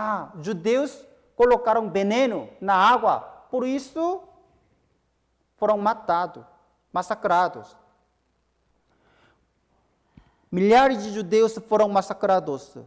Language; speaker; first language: Portuguese; non-native, fluent; Korean